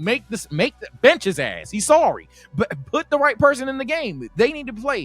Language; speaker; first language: English; native; English